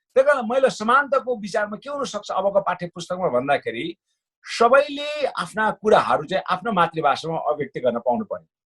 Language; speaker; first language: Nepali; non-native, local second language; Sherpa